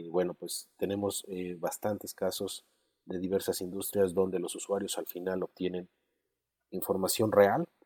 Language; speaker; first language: Spanish; native; Spanish